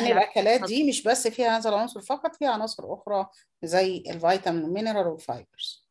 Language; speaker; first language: Arabic; native; Arabic